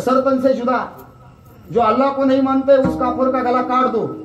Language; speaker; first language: Hindi; non-native, local second language; Marathi